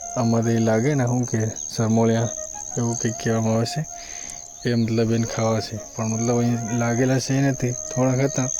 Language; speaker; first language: Gujarati; non-native, local second language; Bhili